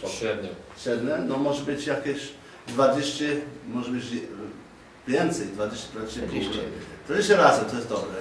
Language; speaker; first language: Polish; non-native, learner; English